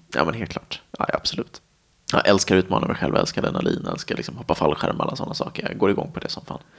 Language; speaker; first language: Swedish; native; Swedish